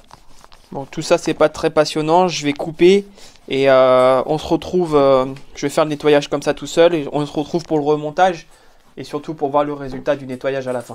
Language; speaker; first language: French; native; French